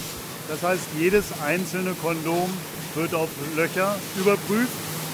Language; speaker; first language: German; native; German